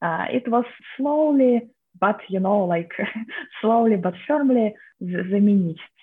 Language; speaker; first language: English; non-native, fluent; Russian